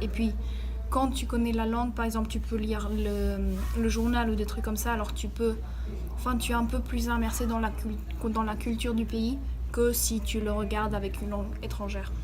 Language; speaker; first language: French; early bilingual, heritage; French